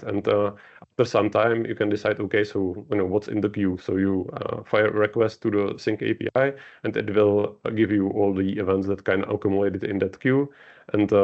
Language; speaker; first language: English; non-native, fluent; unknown